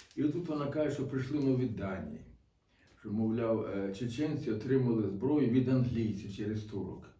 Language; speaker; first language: Ukrainian; native; Ukrainian